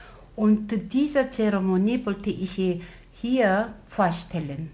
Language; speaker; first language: German; non-native, learner; Korean